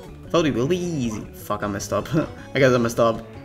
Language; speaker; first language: English; non-native, fluent; German